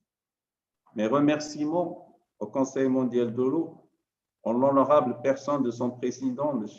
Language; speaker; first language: French; non-native, local second language; Arabic